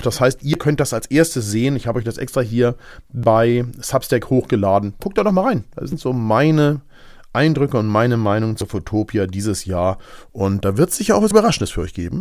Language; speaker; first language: German; native; German